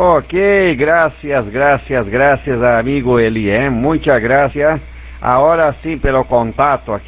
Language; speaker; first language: Spanish; non-native, learner; Portuguese